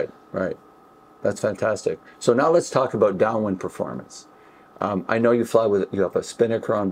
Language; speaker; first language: English; native; English